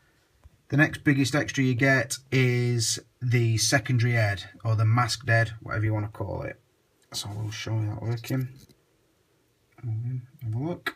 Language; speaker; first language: English; native; English